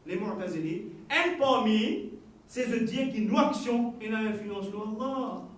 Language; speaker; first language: French; non-native, local second language; Haitian Creole